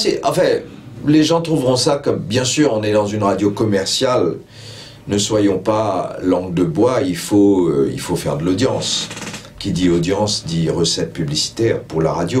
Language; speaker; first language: French; non-native, local second language; Morisyen